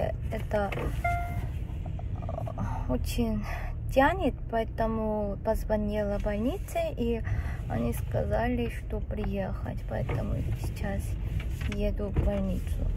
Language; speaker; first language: Russian; non-native, fluent; Korean